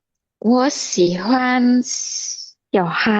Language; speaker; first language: Chinese; non-native, learner; Indonesian